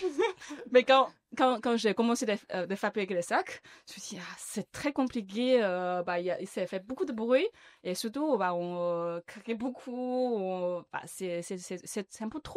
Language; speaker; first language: French; non-native, learner; Chinese